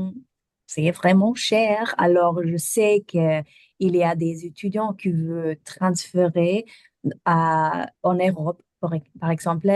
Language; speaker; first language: French; non-native, learner; German